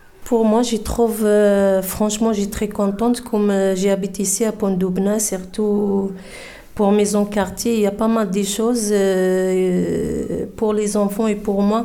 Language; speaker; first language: French; non-native, learner; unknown